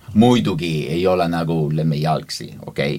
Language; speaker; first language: Estonian; non-native, learner; Italian